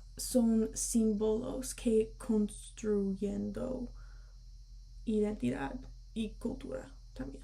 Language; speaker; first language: Spanish; early bilingual, heritage; Spanish